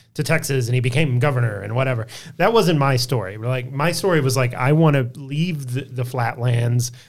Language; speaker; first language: English; native; English